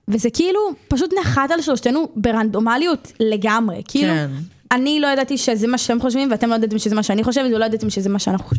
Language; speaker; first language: Hebrew; native; Hebrew